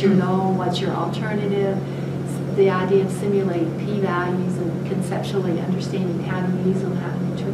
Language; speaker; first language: English; native; English